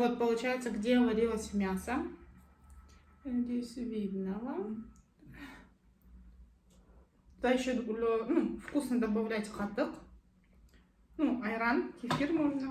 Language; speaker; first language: Russian; non-native, local second language; Kazakh